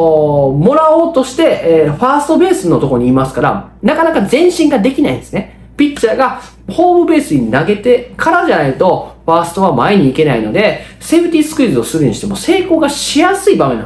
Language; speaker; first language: Japanese; native; Japanese